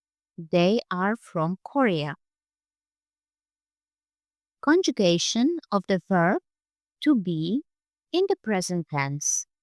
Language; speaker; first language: English; non-native, fluent; Polish